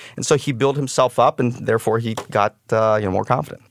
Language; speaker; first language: English; early bilingual, other home language; Russian